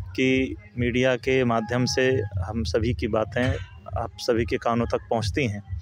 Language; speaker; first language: Hindi; native; Hindi